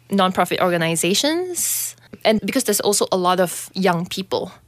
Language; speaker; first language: English; non-native, local second language; Chinese